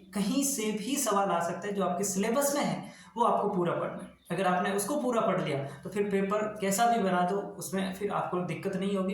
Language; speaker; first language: Hindi; native; Hindi